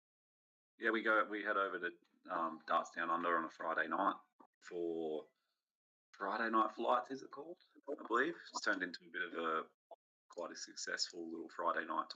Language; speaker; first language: English; native; English